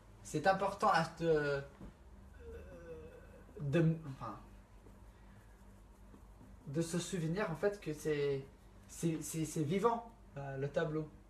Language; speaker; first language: French; non-native, fluent; English